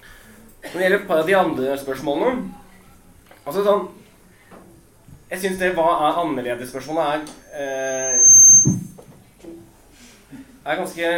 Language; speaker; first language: Norwegian; native; Norwegian